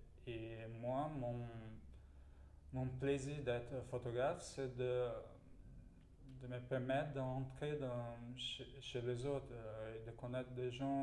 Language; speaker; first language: French; non-native, fluent; Portuguese